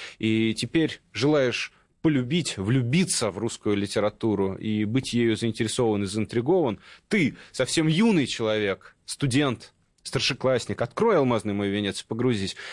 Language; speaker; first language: Russian; native; Russian